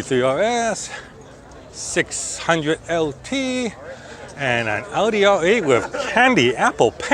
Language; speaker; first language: English; native; English